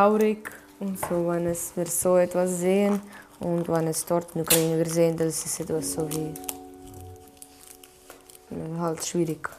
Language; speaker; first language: German; non-native, learner; Ukrainian